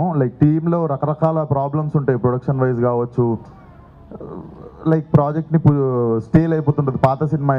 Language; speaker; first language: Telugu; native; Telugu